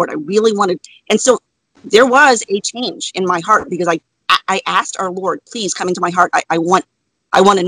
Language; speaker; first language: English; native; English